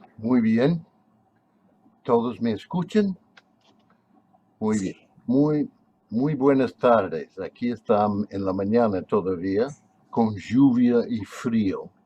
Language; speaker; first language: Spanish; non-native, fluent; English